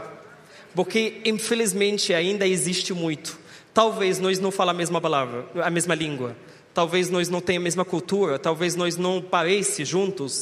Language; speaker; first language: Portuguese; non-native, fluent; Arabic